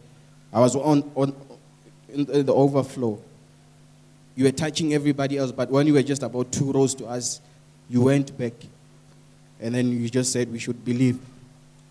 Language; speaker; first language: English; non-native, local second language; Tswana